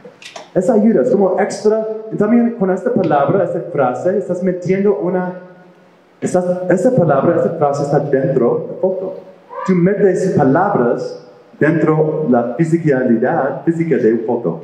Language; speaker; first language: Spanish; non-native, fluent; English